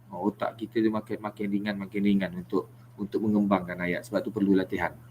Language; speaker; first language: Malay; native; Malay